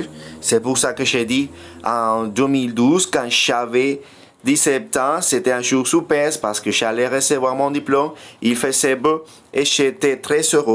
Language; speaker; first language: French; non-native, fluent; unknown